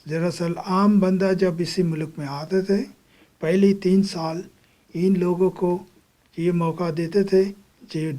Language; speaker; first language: Hindi; non-native, local second language; Bangla